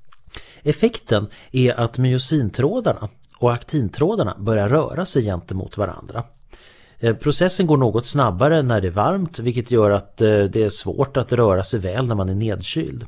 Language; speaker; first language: Swedish; native; Swedish